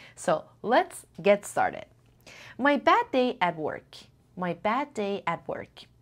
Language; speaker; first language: English; non-native, fluent; Persian